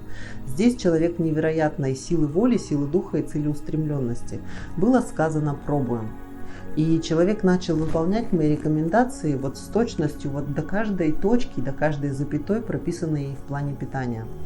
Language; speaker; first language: Russian; native; Russian